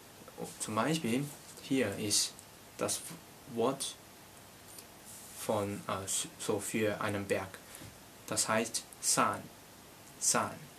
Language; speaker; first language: German; non-native, learner; Cantonese